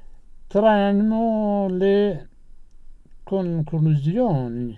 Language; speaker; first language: Italian; non-native, fluent; Persian